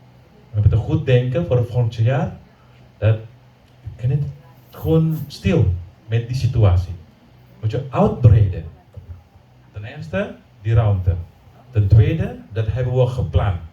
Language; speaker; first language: Dutch; non-native, learner; Indonesian